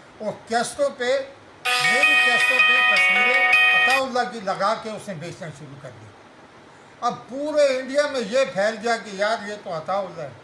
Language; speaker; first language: Urdu; non-native, local second language; Northern Hindko